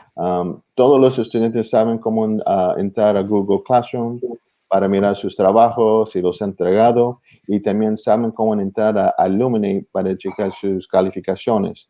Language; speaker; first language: Spanish; early bilingual, heritage; English